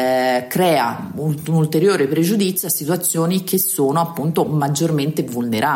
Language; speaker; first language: Italian; native; Italian